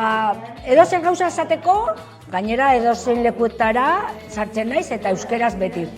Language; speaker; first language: Basque; non-native, local second language; Spanish